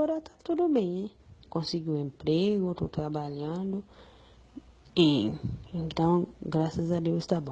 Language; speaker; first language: Portuguese; non-native, learner; Haitian Creole